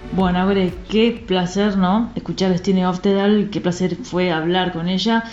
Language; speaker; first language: Spanish; native; Spanish